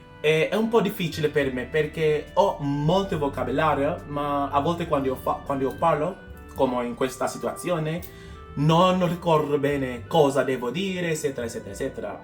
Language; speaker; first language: Italian; non-native, learner; English